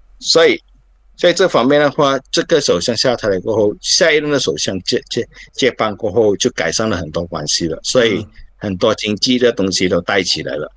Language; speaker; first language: Chinese; native; Chinese